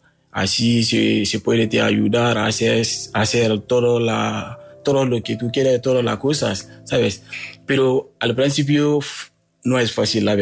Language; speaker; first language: Spanish; non-native, learner; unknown